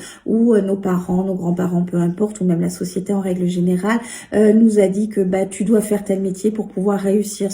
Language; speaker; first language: French; native; French